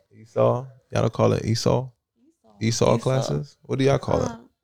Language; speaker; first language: English; early bilingual, other home language; Italian